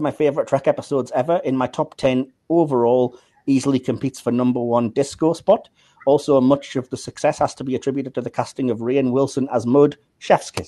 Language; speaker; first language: English; native; English